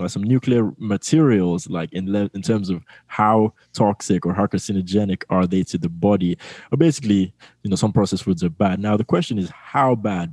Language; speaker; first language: English; non-native, local second language; Yoruba